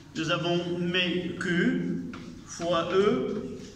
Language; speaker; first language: French; non-native, local second language; Arabic